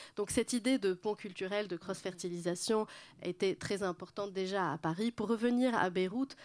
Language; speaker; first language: French; non-native, local second language; Arabic